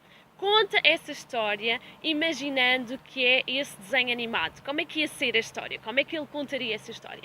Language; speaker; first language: Portuguese; native; Portuguese